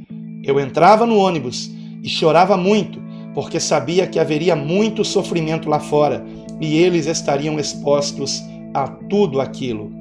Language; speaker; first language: Portuguese; native; Portuguese